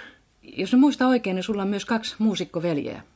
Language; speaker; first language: Finnish; native; Finnish